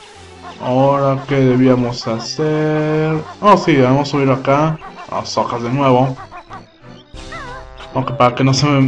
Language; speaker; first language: Spanish; native; Spanish